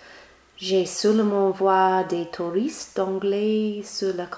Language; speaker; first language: French; non-native, learner; English